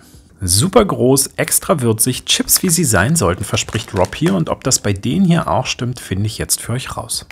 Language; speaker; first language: German; native; German